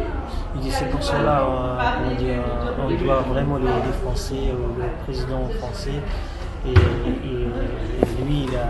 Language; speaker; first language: French; non-native, fluent; Central Kurdish